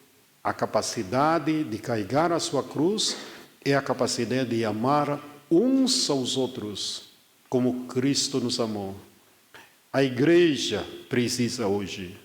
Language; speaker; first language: Portuguese; non-native, fluent; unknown